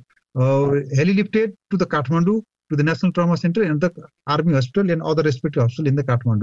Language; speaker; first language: English; non-native, local second language; Nepali